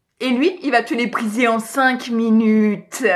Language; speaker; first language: French; native; French